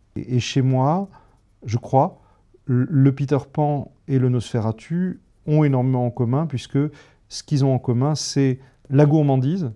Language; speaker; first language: French; native; French